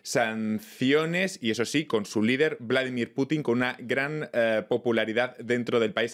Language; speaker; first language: Spanish; native; Spanish